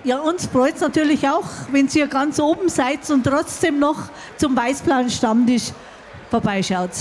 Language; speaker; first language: German; native; German